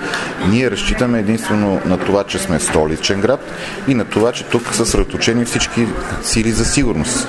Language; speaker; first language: Bulgarian; native; Bulgarian